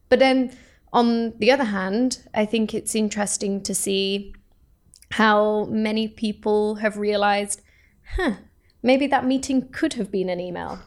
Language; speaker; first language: English; native; English